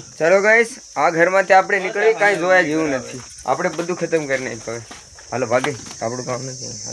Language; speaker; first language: Gujarati; non-native, local second language; Bhili